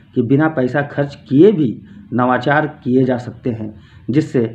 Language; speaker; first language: Hindi; native; Hindi